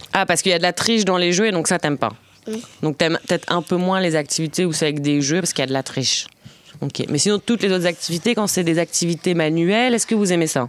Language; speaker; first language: French; native; French